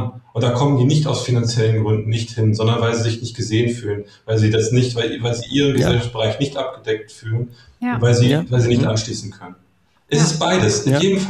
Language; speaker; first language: German; native; German